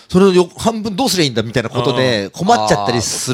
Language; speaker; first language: Japanese; native; Japanese